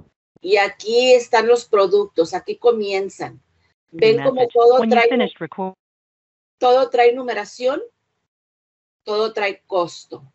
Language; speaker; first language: Spanish; early bilingual, heritage; Spanish